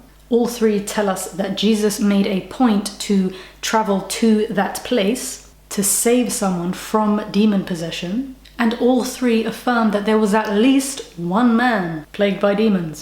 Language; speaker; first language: English; native; English